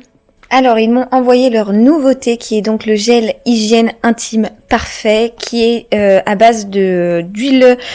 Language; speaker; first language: French; native; French